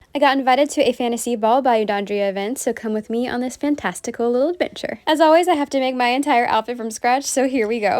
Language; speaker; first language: English; native; English